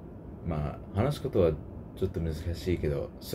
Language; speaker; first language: Japanese; non-native, learner; English